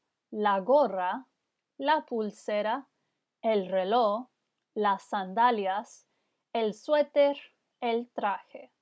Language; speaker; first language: Spanish; non-native, fluent; English